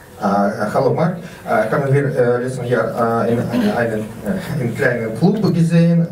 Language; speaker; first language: German; non-native, learner; Russian